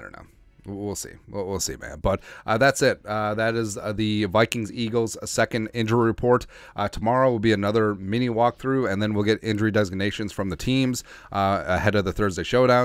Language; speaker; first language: English; native; English